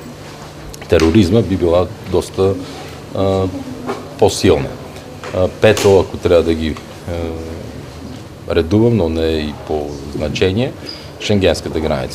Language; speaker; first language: Bulgarian; native; Bulgarian